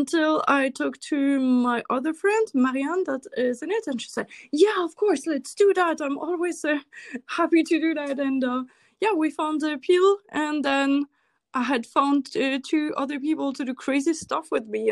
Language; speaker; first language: English; non-native, fluent; French